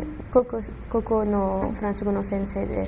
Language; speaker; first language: Japanese; non-native, learner; Spanish